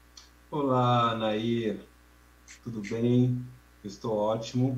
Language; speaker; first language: Portuguese; non-native, fluent; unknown